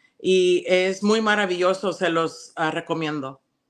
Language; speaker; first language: Spanish; early bilingual, heritage; Spanish